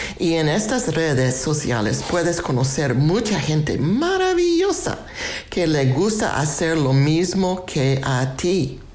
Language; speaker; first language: Spanish; non-native, fluent; English